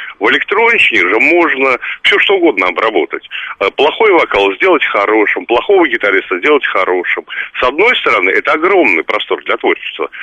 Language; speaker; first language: Russian; native; Russian